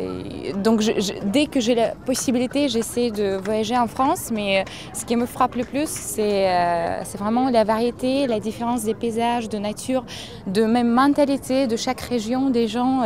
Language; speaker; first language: French; non-native, fluent; Russian